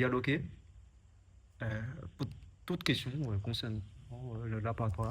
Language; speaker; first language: French; non-native, fluent; Chinese